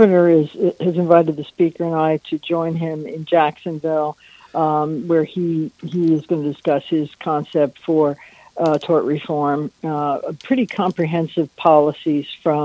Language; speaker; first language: English; native; English